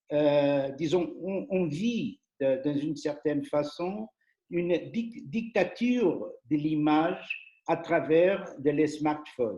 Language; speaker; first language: French; non-native, fluent; Portuguese